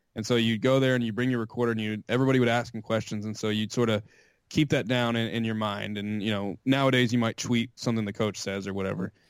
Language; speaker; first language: English; native; English